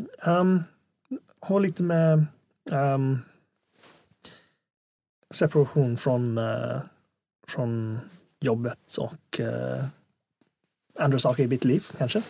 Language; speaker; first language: Swedish; non-native, fluent; English